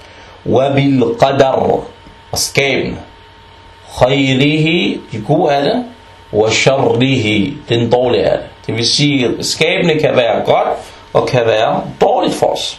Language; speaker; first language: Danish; early bilingual, other home language; Arabic